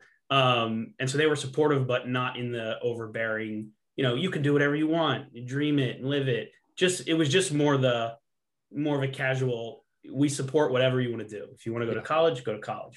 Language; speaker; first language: English; native; English